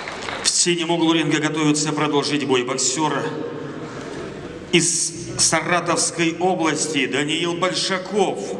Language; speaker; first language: Russian; native; Russian